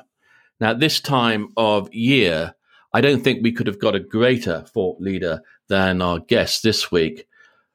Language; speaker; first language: English; native; English